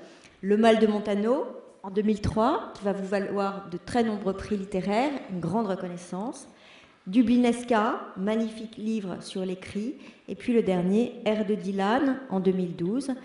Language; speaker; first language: French; native; French